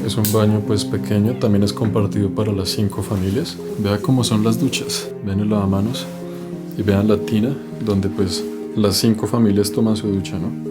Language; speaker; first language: Spanish; native; Spanish